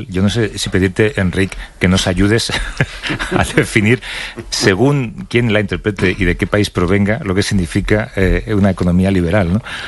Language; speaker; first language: Spanish; native; Spanish